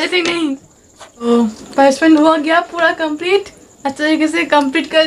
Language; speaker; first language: Hindi; non-native, local second language; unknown